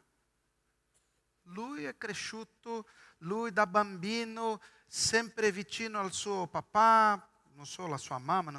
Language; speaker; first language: Italian; non-native, fluent; Portuguese